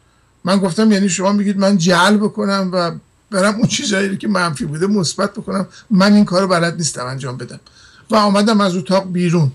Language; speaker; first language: Persian; native; Persian